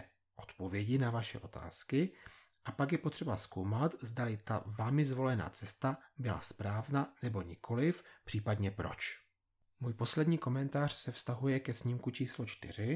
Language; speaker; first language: Czech; native; Czech